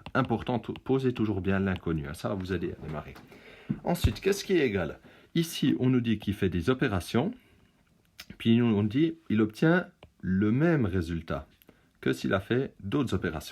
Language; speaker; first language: French; native; French